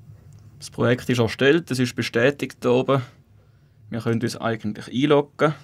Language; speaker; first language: German; native; German